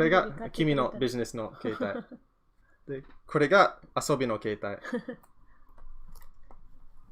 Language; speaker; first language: Japanese; non-native, learner; English